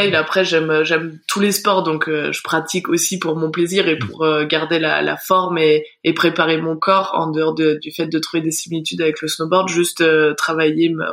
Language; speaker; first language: French; native; French